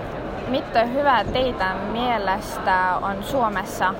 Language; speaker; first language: Finnish; non-native, learner; Estonian